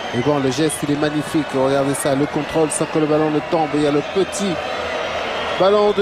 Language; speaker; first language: French; native; French